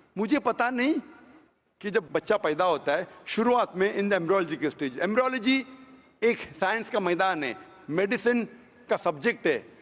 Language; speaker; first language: Hindi; non-native, local second language; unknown